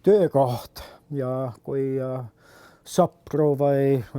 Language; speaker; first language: Estonian; early bilingual, heritage; Estonian